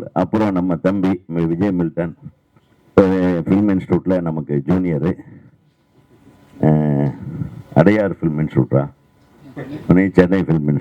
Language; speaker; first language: Tamil; native; Tamil